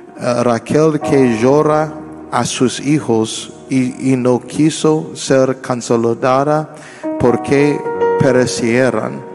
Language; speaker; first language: Spanish; non-native, learner; English